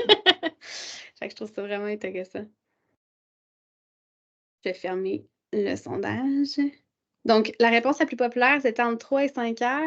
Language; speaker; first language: French; native; French